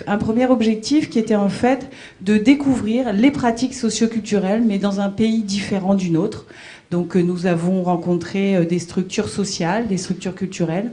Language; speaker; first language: French; native; French